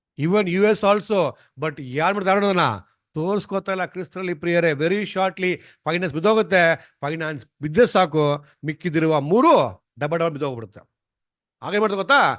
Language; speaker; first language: Kannada; non-native, local second language; Tamil